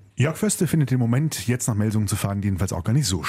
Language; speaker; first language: German; native; German